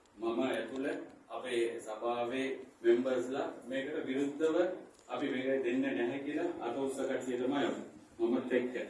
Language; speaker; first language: Sinhala; non-native, local second language; Tamil